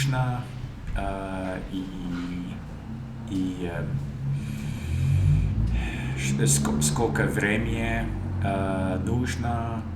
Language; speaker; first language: Russian; non-native, learner; English